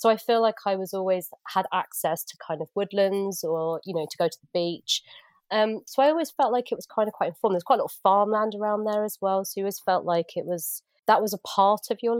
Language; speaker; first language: English; native; English